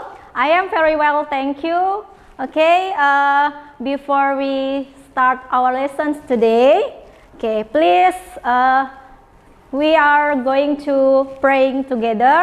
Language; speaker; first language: English; non-native, fluent; Indonesian